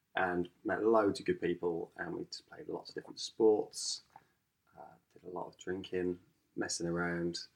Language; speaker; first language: English; native; English